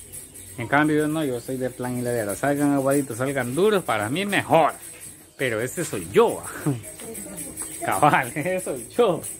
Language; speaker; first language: Spanish; native; Spanish